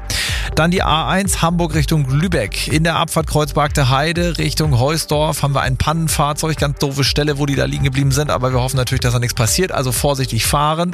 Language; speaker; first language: German; native; German